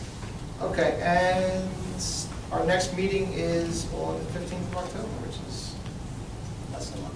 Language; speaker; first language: English; native; English